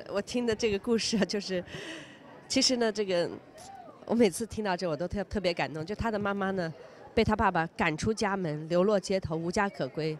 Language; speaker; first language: Chinese; native; Chinese